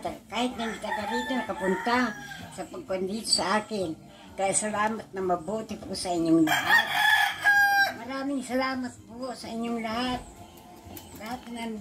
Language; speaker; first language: Filipino; non-native, local second language; Cebuano